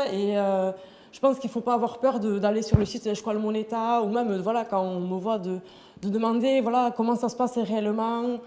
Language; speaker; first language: French; native; French